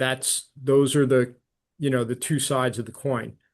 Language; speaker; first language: English; native; English